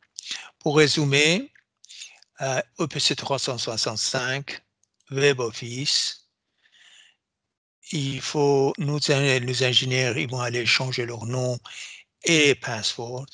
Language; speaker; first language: French; non-native, fluent; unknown